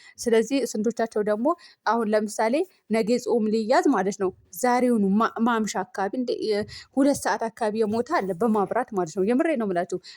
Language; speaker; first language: Amharic; native; Amharic